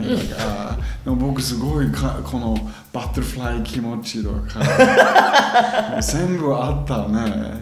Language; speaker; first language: Japanese; non-native, fluent; German